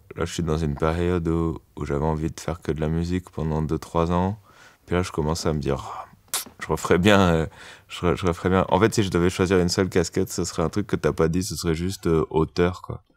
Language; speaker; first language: French; native; French